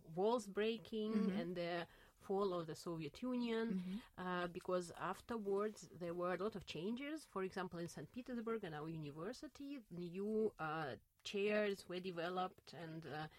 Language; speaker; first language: English; non-native, fluent; Russian